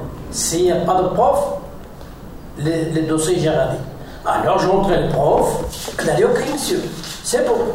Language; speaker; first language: French; non-native, learner; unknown